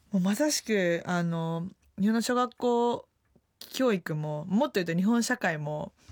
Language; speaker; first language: Japanese; native; Japanese